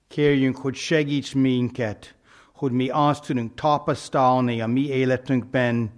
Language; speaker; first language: Hungarian; non-native, fluent; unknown